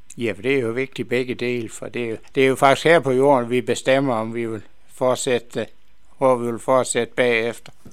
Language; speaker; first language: Danish; native; Danish